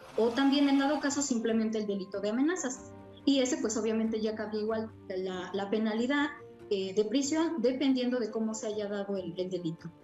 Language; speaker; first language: Spanish; native; Spanish